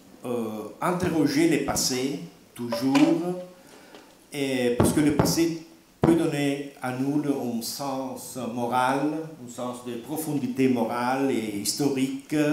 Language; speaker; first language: French; non-native, learner; Italian